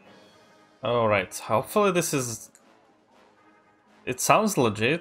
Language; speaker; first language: English; non-native, fluent; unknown